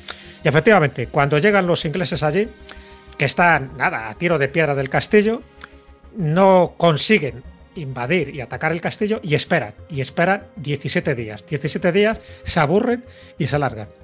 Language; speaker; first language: Spanish; native; Spanish